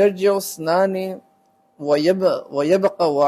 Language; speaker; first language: Arabic; non-native, learner; Urdu